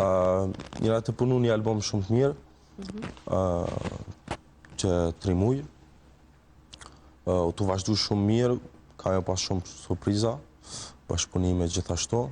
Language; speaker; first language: Albanian; early bilingual, heritage; Albanian